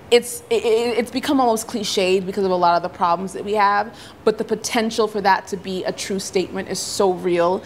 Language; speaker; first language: English; native; English